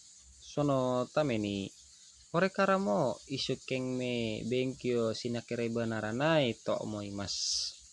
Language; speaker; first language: Japanese; non-native, learner; Indonesian